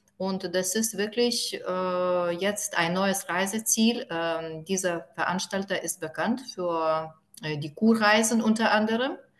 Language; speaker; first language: German; non-native, fluent; Lithuanian